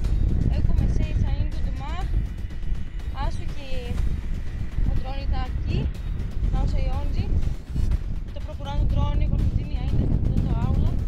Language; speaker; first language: Portuguese; non-native, learner; Greek